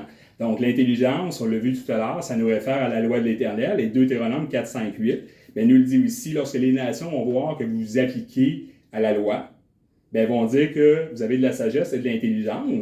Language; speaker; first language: French; native; French